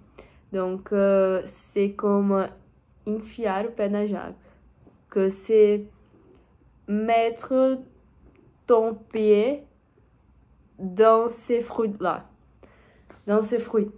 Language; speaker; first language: French; non-native, learner; Portuguese